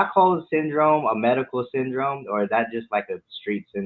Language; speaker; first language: English; native; English